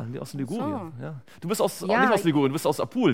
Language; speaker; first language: German; native; German